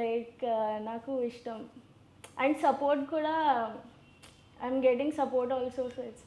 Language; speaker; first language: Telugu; non-native, learner; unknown